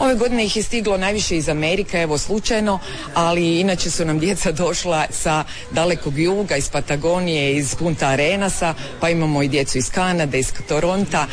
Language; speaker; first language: Serbian; native; Serbian